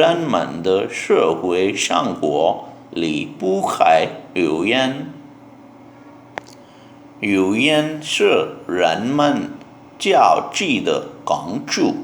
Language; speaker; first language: Chinese; non-native, learner; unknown